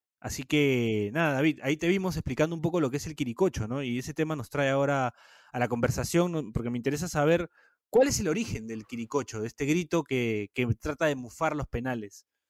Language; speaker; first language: Spanish; native; Spanish